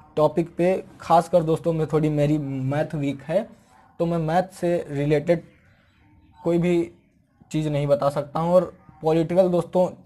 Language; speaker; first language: Hindi; native; Hindi